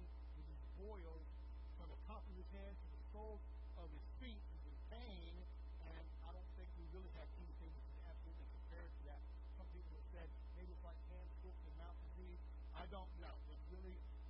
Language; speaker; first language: English; native; English